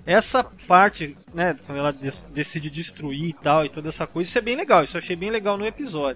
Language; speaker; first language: Portuguese; native; Portuguese